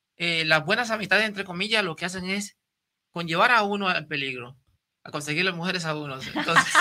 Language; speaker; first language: Spanish; native; Spanish